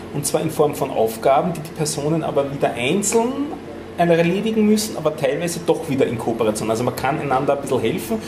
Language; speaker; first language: German; native; German